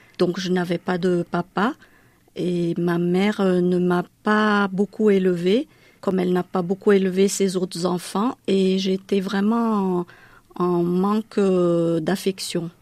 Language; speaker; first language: French; non-native, local second language; Malagasy